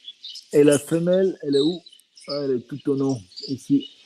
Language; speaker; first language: French; non-native, fluent; Swiss German